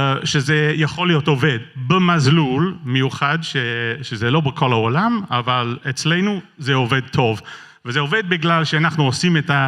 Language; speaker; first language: Hebrew; non-native, learner; English